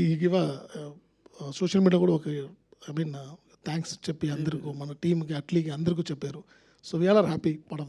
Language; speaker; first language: Telugu; non-native, fluent; Tamil